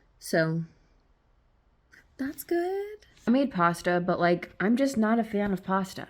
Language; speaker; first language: English; native; English